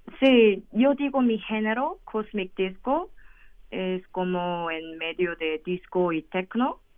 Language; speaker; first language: Spanish; non-native, learner; Korean